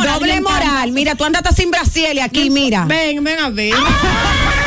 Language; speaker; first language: Spanish; native; Spanish